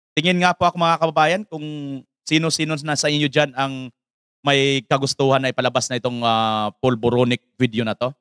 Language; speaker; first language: Filipino; native; Filipino